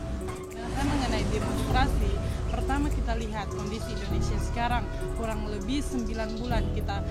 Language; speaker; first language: Indonesian; native; Indonesian